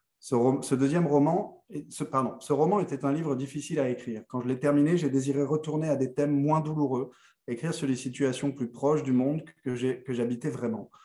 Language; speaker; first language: French; native; French